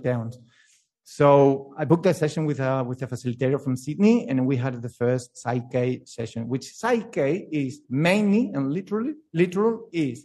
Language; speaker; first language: English; non-native, fluent; Spanish